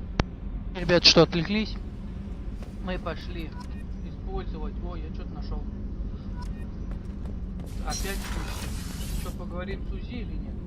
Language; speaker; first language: Russian; native; Russian